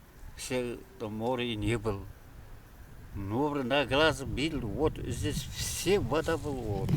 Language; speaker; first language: Russian; non-native, local second language; Kara-Kalpak